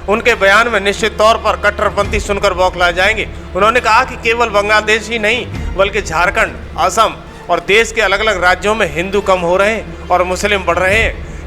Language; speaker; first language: Hindi; native; Hindi